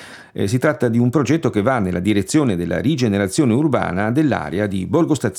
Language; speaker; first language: Italian; native; Italian